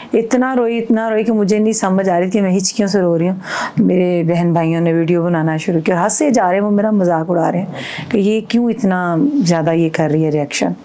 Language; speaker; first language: Urdu; non-native, local second language; Punjabi